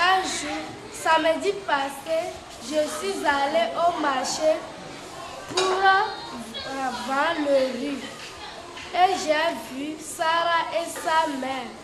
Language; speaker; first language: French; non-native, learner; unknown